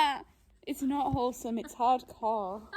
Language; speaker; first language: English; native; English